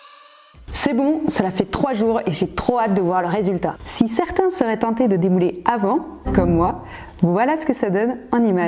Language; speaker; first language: French; native; French